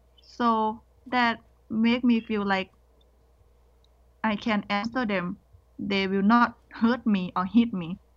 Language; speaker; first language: English; non-native, learner; Thai